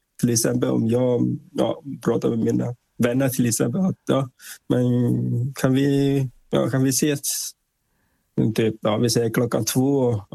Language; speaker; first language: Swedish; non-native, fluent; Vietnamese